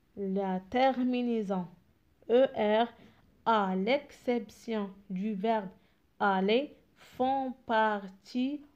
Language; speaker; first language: French; non-native, local second language; Arabic